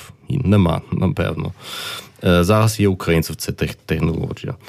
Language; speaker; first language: Ukrainian; non-native, learner; German